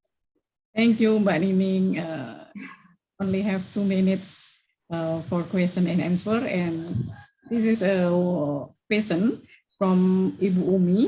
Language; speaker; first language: English; non-native, learner; Indonesian